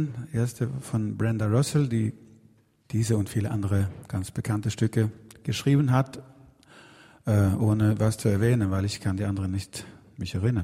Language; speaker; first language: German; non-native, fluent; Swedish